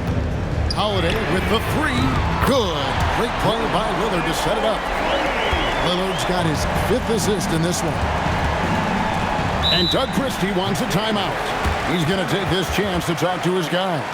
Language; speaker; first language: English; native; English